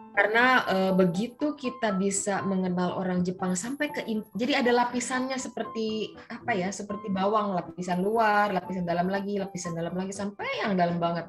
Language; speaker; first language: Indonesian; early bilingual, heritage; Indonesian